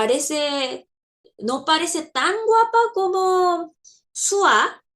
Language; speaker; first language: Spanish; non-native, fluent; Korean